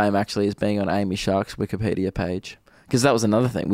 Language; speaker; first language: English; native; English